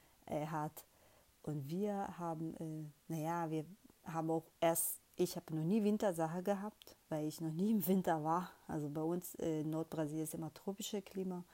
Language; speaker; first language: German; non-native, fluent; Portuguese